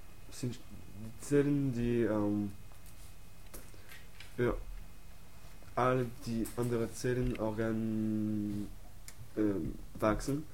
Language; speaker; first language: German; non-native, learner; French